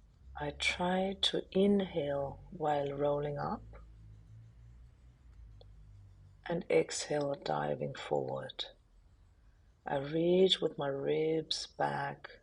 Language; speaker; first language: English; non-native, fluent; German